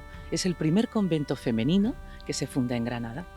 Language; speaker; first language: Spanish; native; Spanish